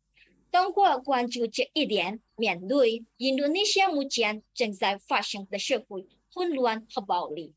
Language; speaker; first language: Chinese; non-native, learner; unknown